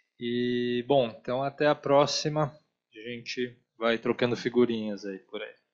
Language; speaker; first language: Portuguese; native; Portuguese